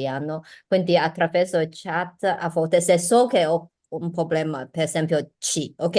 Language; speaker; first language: Italian; non-native, learner; Chinese